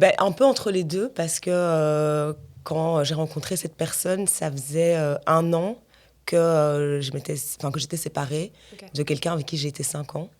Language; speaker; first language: French; native; French